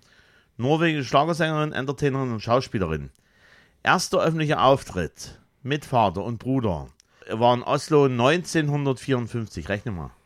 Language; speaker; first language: German; native; German